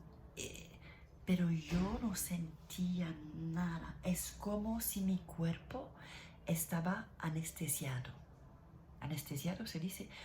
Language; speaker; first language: Spanish; non-native, learner; French